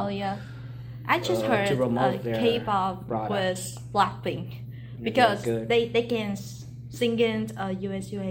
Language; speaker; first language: English; non-native, learner; Vietnamese